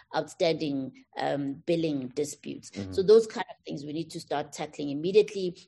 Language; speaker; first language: English; non-native, local second language; Tswana